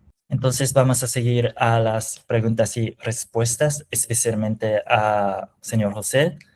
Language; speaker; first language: Spanish; non-native, fluent; Japanese